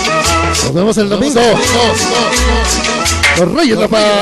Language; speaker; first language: Spanish; native; Spanish